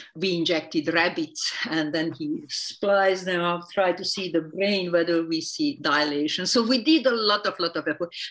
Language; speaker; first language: English; non-native, fluent; Hungarian